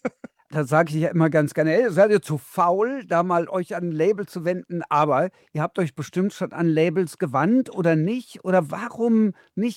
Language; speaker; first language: German; native; German